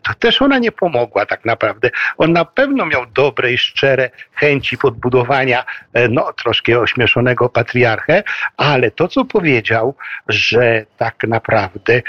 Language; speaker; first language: Polish; native; Polish